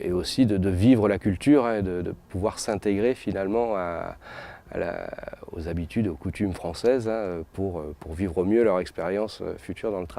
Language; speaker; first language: French; native; French